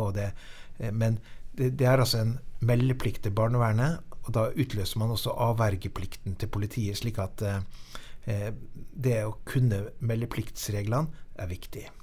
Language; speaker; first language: Norwegian; native; Norwegian